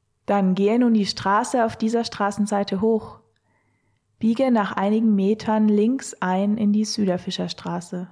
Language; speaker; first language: German; native; German